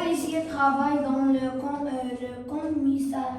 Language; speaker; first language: French; non-native, learner; Arabic